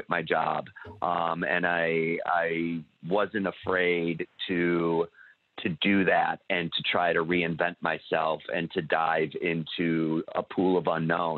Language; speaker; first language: English; native; English